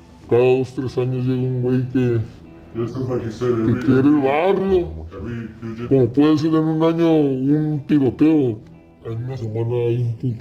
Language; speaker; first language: Spanish; native; Spanish